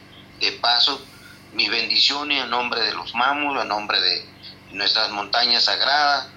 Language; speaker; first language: Spanish; non-native, local second language; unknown